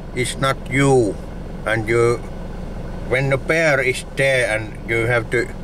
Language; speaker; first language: English; non-native, learner; Finnish